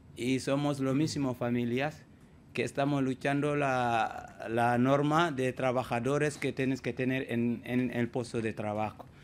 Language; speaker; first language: Spanish; non-native, learner; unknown